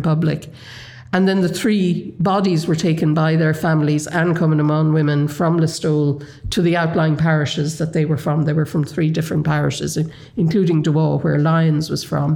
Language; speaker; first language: English; native; English